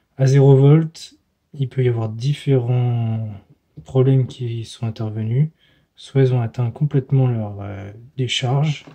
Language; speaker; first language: French; native; French